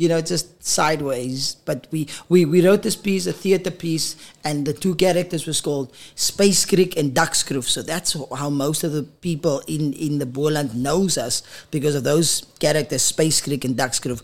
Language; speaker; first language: English; non-native, local second language; Afrikaans